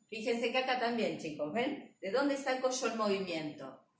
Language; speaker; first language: Spanish; native; Spanish